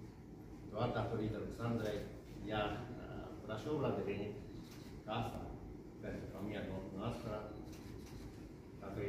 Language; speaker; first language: Romanian; non-native, fluent; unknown